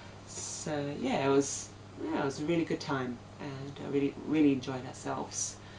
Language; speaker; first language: English; native; English